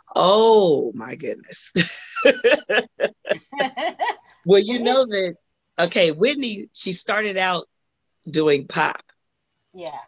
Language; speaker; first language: English; native; English